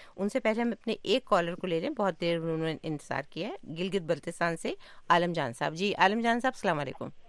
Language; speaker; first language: Urdu; native; Urdu